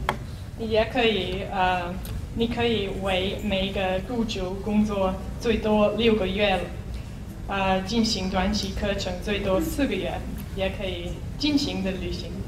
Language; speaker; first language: Chinese; non-native, fluent; English